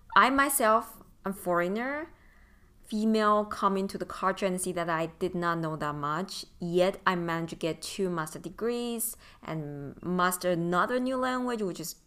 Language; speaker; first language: English; non-native, fluent; Chinese